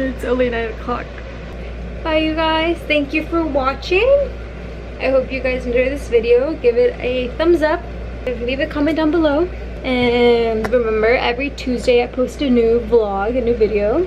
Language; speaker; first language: English; early bilingual, other home language; Spanish